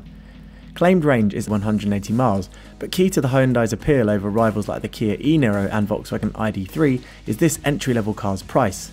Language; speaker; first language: English; native; English